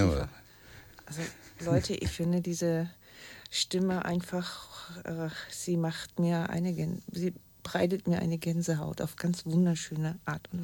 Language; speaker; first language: German; native; German